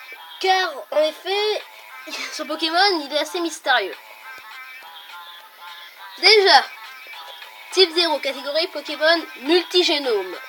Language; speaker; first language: French; native; French